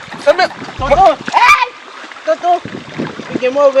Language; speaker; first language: Haitian Creole; native; Haitian Creole